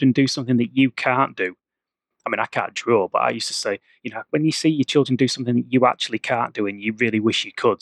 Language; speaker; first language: English; native; English